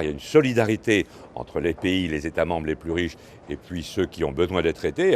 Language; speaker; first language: French; native; French